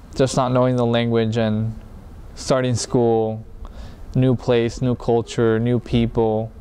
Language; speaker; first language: English; early bilingual, other home language; Spanish